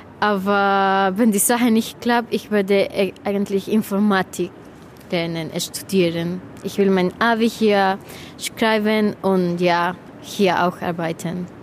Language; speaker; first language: German; non-native, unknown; Spanish